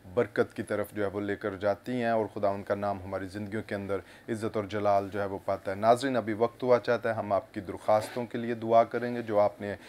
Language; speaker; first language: Urdu; non-native, local second language; Punjabi